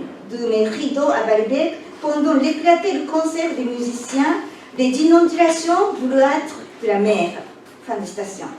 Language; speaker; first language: French; non-native, fluent; Japanese